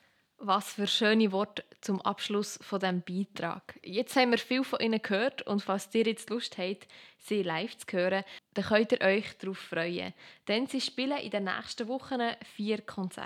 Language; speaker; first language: German; native; German